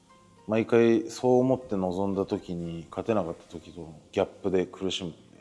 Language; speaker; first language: Japanese; native; Japanese